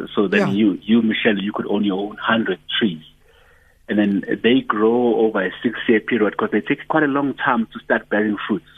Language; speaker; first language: English; non-native, local second language; Zulu